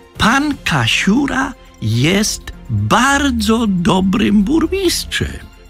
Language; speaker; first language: Polish; native; Polish